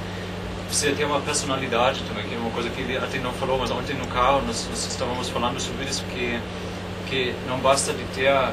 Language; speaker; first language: Portuguese; non-native, fluent; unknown